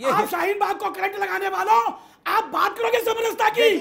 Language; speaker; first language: Hindi; native; Hindi